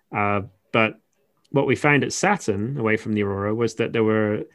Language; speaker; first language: English; native; English